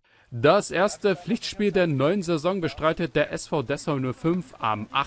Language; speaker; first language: German; native; German